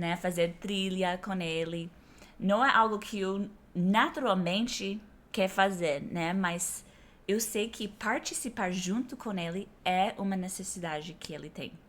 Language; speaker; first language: Portuguese; non-native, fluent; English